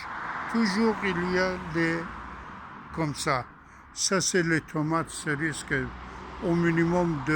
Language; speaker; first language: French; non-native, fluent; Persian